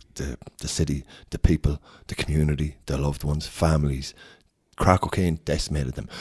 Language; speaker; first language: English; native; English